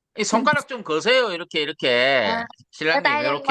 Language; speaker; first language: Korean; native; Korean